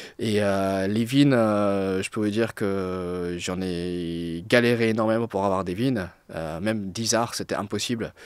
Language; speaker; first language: French; non-native, fluent; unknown